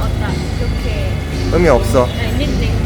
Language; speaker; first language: Korean; non-native, learner; Burmese